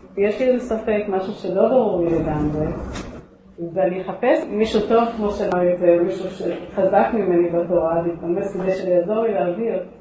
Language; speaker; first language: Hebrew; native; Hebrew